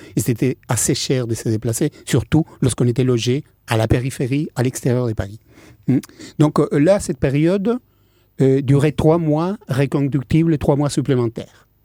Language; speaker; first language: French; non-native, fluent; Spanish